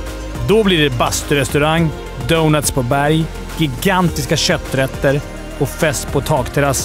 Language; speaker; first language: Swedish; native; Swedish